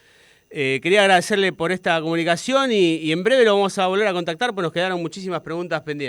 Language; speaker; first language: Spanish; native; Spanish